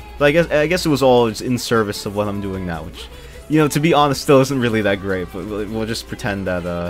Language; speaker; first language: English; native; English